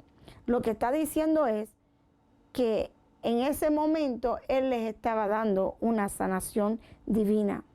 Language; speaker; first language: Spanish; native; Spanish